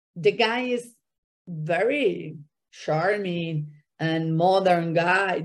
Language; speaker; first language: English; non-native, fluent; Spanish